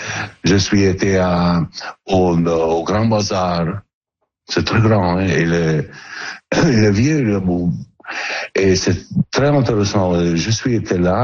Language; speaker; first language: French; non-native, learner; Italian